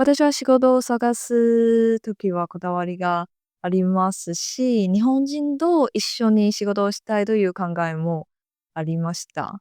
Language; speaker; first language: Japanese; non-native, fluent; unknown